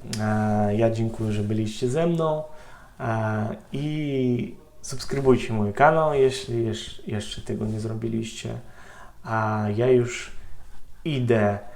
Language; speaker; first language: Polish; non-native, learner; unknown